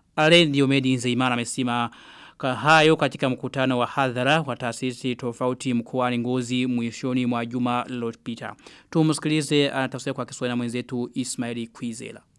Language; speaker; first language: Swahili; non-native, local second language; Rundi